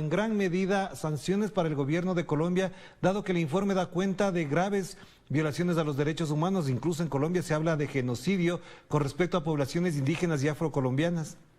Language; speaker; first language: Spanish; native; Spanish